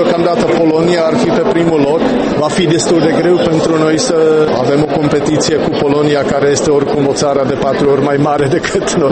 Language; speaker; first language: Romanian; non-native, fluent; Czech